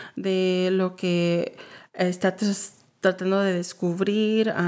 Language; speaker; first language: Spanish; early bilingual, heritage; Spanish